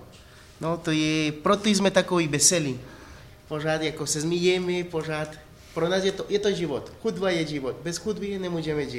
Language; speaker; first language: Czech; non-native, fluent; Spanish